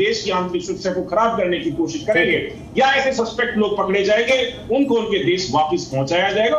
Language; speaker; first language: Hindi; native; Hindi